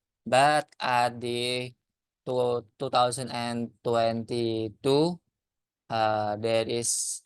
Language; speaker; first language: English; non-native, learner; Indonesian